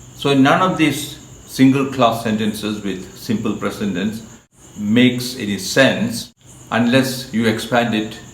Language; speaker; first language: English; non-native, local second language; Malayalam